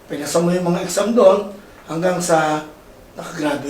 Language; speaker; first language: Filipino; native; Filipino